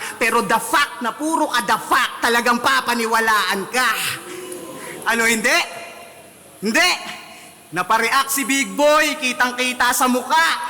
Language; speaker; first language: Filipino; native; Filipino